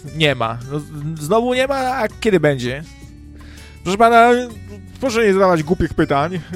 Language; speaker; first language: Polish; native; Polish